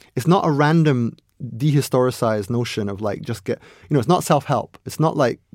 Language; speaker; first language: English; native; English